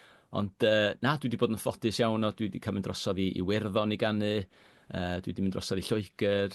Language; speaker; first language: Welsh; native; Welsh